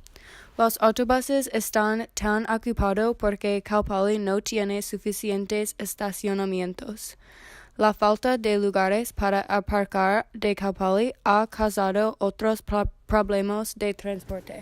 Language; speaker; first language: Spanish; non-native, learner; English